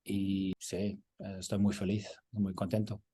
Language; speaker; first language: Spanish; non-native, learner; German